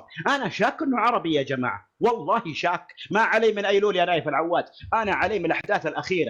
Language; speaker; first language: Arabic; native; Arabic